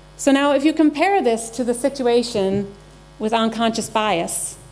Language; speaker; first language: English; native; English